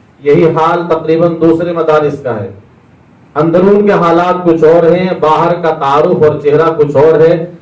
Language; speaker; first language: Urdu; native; Urdu